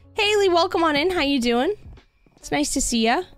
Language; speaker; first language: English; native; English